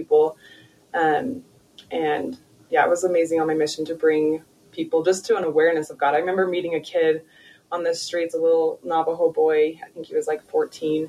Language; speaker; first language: English; native; English